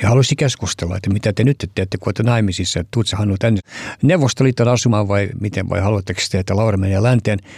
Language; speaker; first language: Finnish; early bilingual, heritage; Finnish